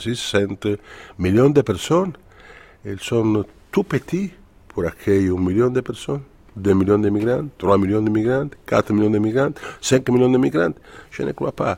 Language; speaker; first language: French; non-native, fluent; Italian